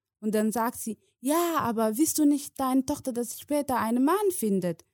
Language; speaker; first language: German; non-native, learner; Somali